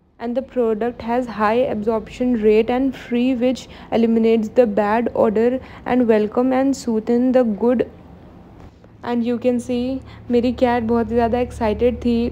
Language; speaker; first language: Hindi; native; Hindi